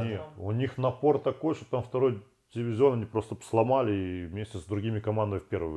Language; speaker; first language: Russian; native; Russian